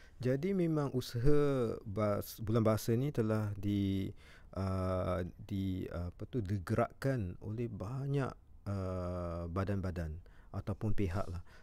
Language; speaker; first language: Malay; native; Malay